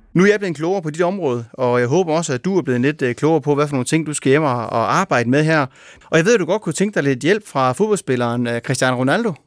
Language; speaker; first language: Danish; native; Danish